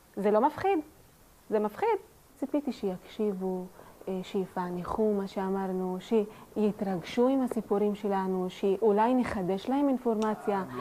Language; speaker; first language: Hebrew; non-native, local second language; Arabic